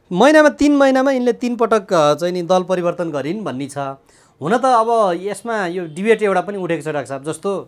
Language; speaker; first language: Nepali; native; Nepali